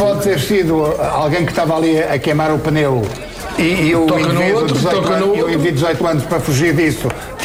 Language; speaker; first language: Portuguese; native; Portuguese